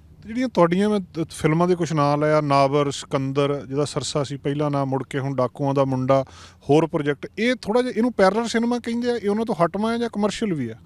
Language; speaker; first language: Punjabi; native; Punjabi